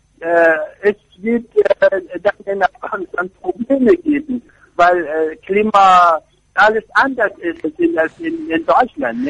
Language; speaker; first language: German; non-native, fluent; Persian